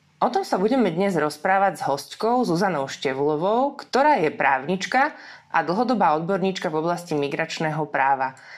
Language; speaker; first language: Slovak; native; Slovak